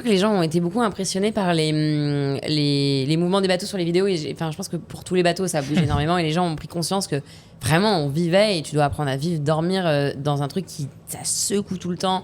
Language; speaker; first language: French; native; French